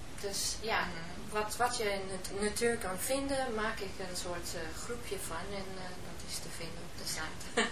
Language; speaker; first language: Dutch; non-native, fluent; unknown